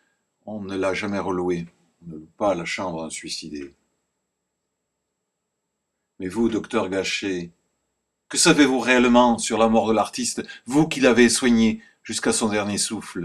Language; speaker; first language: French; native; French